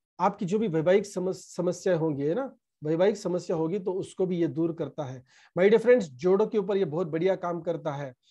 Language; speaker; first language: Hindi; non-native, local second language; Marathi